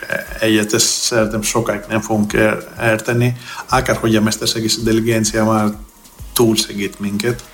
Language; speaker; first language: Hungarian; non-native, learner; Greek